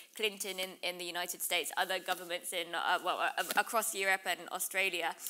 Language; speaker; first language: English; native; English